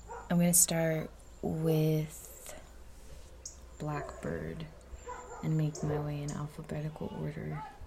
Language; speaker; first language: English; early bilingual, other home language; Spanish